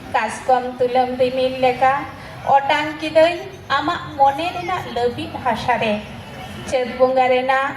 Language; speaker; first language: Bangla; non-native, local second language; Santali